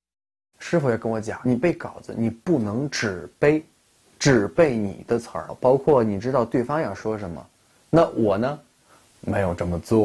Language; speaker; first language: Chinese; non-native, fluent; Russian